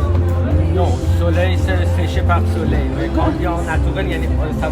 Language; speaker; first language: French; non-native, local second language; Arabic